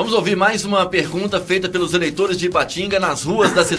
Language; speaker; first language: Portuguese; native; Portuguese